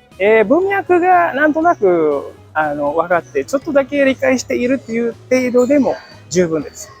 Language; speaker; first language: Japanese; non-native, fluent; Indonesian